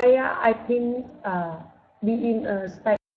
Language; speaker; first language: English; non-native, learner; Vietnamese